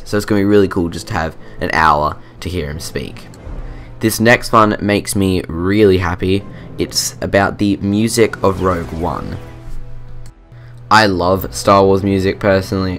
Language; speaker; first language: English; native; English